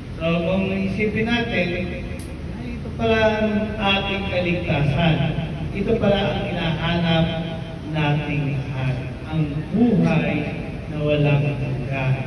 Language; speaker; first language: Filipino; non-native, local second language; Waray